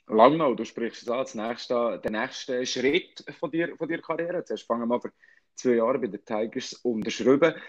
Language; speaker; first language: German; native; German